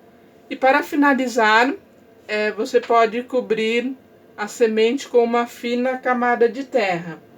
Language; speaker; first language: Portuguese; native; Portuguese